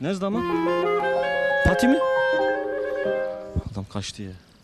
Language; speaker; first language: Turkish; native; Turkish